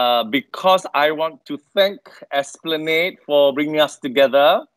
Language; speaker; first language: English; non-native, local second language; Malay